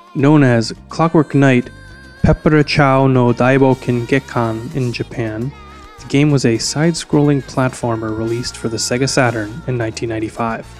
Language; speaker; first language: English; native; English